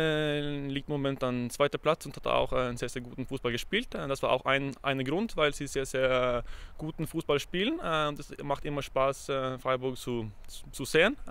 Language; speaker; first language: German; non-native, fluent; Norwegian